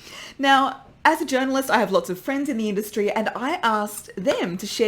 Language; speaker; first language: English; native; English